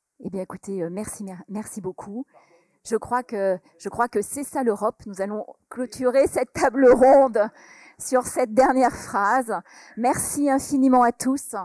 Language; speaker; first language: French; native; French